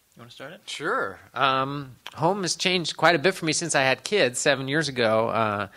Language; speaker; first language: English; native; English